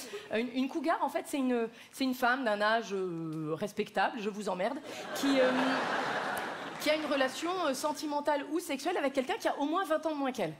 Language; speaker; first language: French; native; French